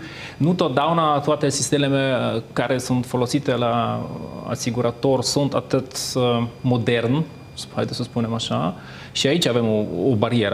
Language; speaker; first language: Romanian; non-native, fluent; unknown